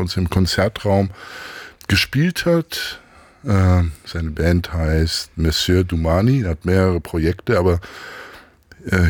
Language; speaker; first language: German; non-native, fluent; Greek